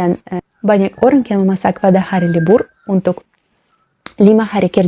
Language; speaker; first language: Indonesian; non-native, learner; Russian